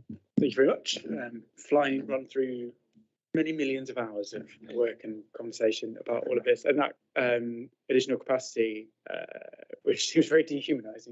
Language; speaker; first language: English; native; English